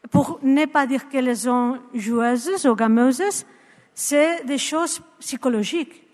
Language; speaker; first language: French; non-native, learner; Spanish